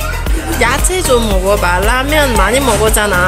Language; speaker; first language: Korean; non-native, learner; Chinese